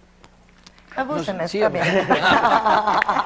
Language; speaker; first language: Spanish; early bilingual, heritage; Spanish